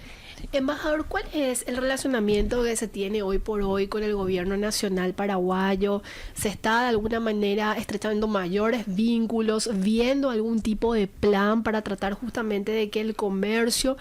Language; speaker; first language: Spanish; native; Spanish